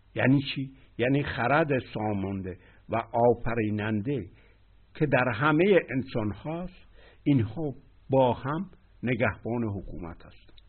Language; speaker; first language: Persian; native; Persian